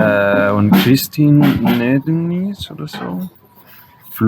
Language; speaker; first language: German; non-native, fluent; Spanish